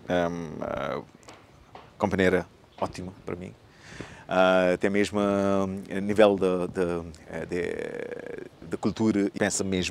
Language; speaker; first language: Portuguese; non-native, learner; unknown